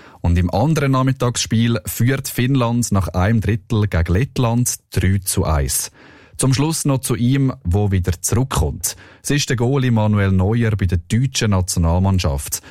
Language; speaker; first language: German; native; German